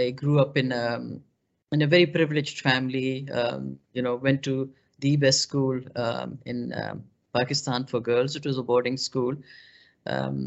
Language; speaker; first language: English; non-native, local second language; Pashto